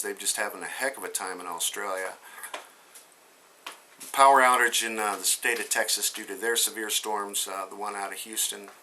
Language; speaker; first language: English; native; English